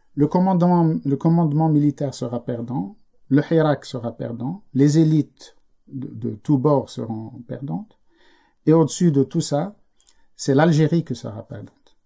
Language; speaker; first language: French; non-native, local second language; Arabic